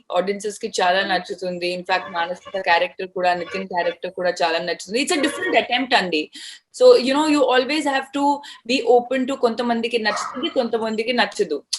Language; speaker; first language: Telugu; non-native, fluent; Hindi